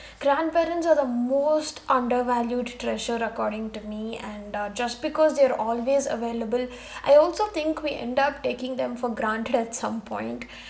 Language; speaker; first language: English; non-native, local second language; Tamil